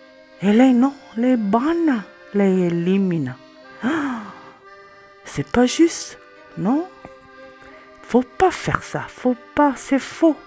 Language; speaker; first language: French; non-native, learner; Italian